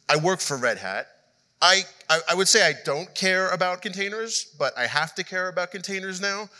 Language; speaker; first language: English; native; English